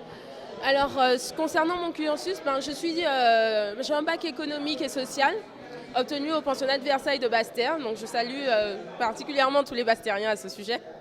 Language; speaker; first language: French; native; French